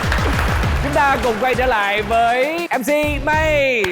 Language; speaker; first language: Vietnamese; native; Vietnamese